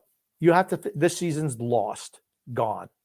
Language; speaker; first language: English; native; English